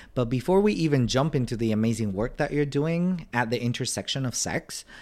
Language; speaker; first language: English; non-native, fluent; Spanish